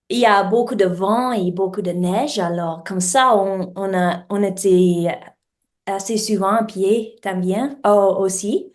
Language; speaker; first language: French; non-native, learner; English